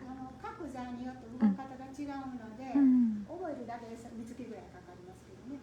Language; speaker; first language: Japanese; native; Japanese